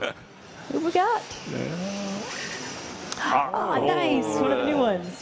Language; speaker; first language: English; native; English